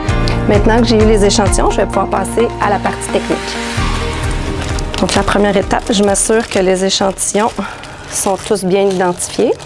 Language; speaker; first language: French; native; French